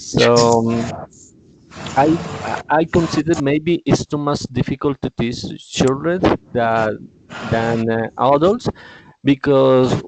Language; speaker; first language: English; non-native, learner; Spanish